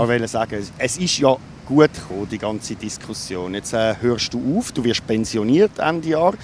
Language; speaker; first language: German; native; German